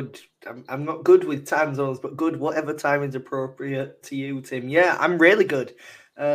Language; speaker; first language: English; native; English